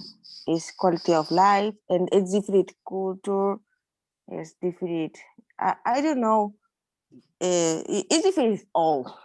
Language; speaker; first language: English; non-native, learner; Spanish